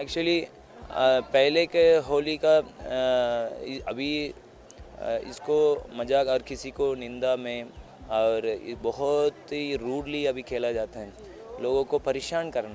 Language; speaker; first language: Hindi; non-native, local second language; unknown